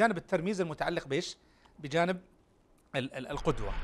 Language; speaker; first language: Arabic; native; Arabic